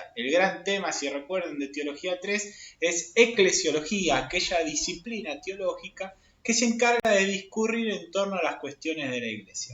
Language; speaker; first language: Spanish; native; Spanish